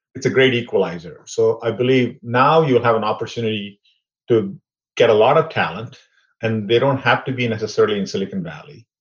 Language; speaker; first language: English; non-native, local second language; Tamil